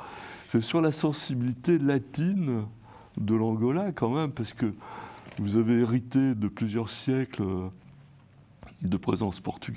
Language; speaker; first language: French; native; French